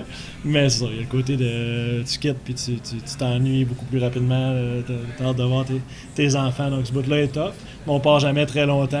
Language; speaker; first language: French; native; French